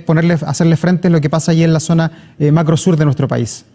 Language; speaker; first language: Spanish; native; Spanish